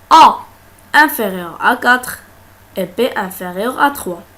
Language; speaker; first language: French; non-native, local second language; Arabic